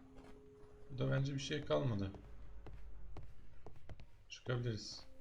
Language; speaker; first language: Turkish; native; Turkish